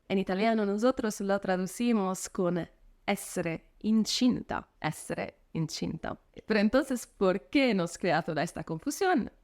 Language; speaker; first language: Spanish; non-native, fluent; Italian